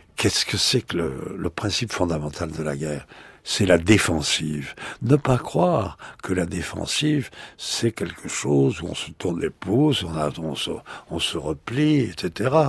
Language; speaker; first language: French; native; French